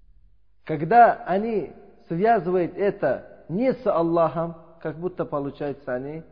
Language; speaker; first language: Russian; non-native, learner; Uzbek